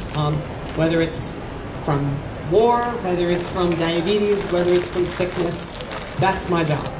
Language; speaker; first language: English; native; English